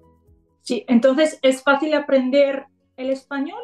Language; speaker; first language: Spanish; non-native, fluent; Bulgarian